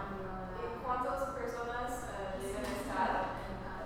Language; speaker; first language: Spanish; non-native, learner; English